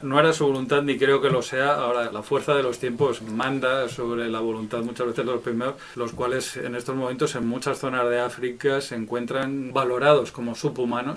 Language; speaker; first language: Spanish; native; Spanish